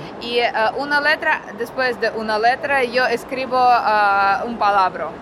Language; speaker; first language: Spanish; non-native, learner; Russian